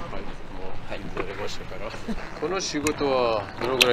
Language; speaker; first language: Japanese; non-native, learner; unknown